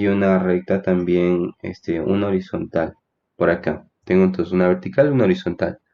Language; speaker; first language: Spanish; native; Spanish